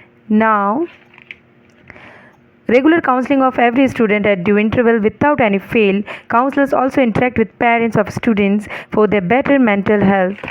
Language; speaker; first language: English; non-native, local second language; Hindi